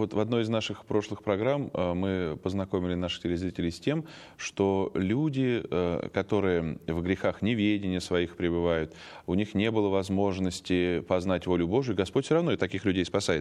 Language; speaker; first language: Russian; native; Russian